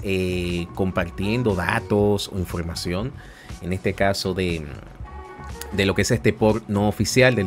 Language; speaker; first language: Spanish; native; Spanish